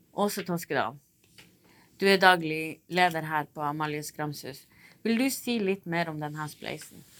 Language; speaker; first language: Norwegian; native; Norwegian